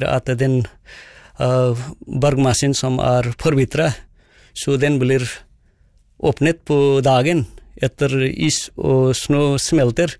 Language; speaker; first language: Norwegian; non-native, fluent; Nepali